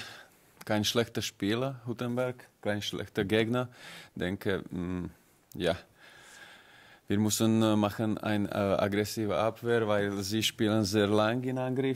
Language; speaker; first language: German; non-native, learner; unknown